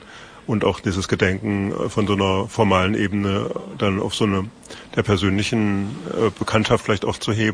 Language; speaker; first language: German; native; German